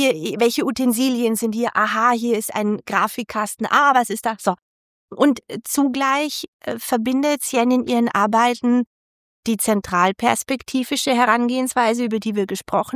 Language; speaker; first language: German; native; German